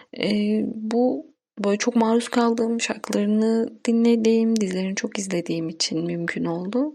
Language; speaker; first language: Turkish; non-native, local second language; Kurdish